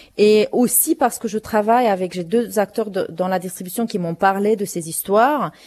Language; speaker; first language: French; non-native, fluent; Romanian